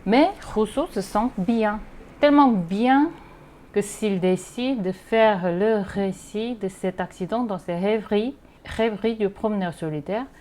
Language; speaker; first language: French; non-native, fluent; Korean